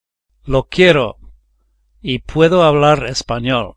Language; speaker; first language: Spanish; non-native, learner; English